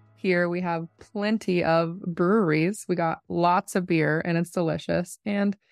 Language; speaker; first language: English; native; English